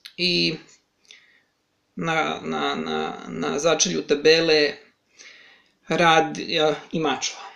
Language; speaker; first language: Serbian; native; Serbian